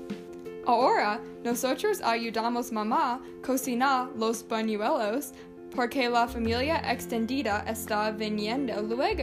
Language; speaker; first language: Spanish; non-native, learner; English